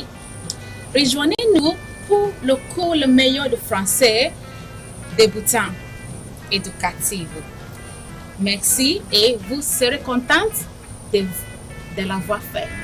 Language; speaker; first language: French; non-native, fluent; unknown